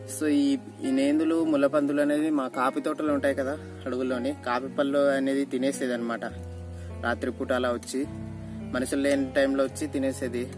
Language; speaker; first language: Telugu; non-native, local second language; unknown